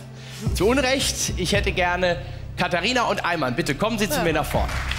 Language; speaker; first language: German; native; German